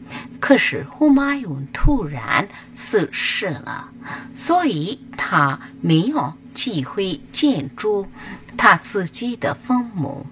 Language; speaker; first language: Chinese; non-native, learner; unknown